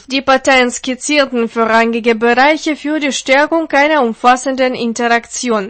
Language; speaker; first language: German; non-native, fluent; Russian